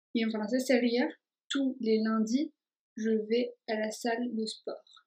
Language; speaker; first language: Spanish; non-native, fluent; French